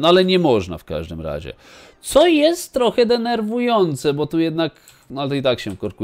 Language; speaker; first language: Polish; native; Polish